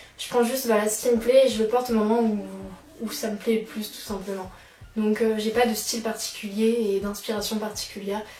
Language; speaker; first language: French; native; French